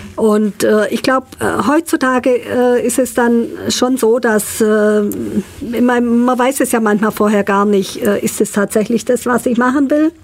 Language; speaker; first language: German; native; German